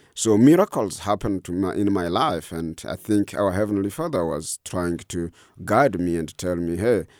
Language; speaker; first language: English; non-native, fluent; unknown